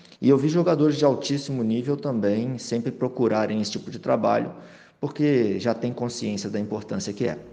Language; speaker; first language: Portuguese; native; Portuguese